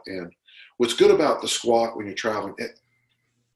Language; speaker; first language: English; native; English